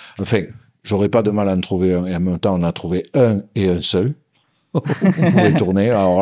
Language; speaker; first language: French; native; French